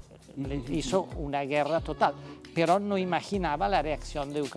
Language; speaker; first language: Spanish; non-native, fluent; Italian